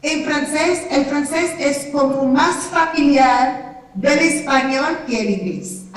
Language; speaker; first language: Spanish; non-native, fluent; French